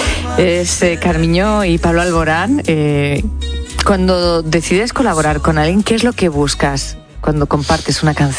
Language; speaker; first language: Spanish; native; Spanish